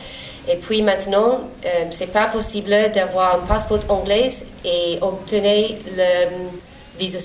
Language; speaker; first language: French; non-native, learner; English